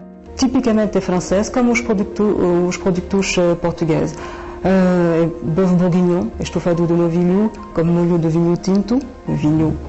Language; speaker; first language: Portuguese; non-native, learner; French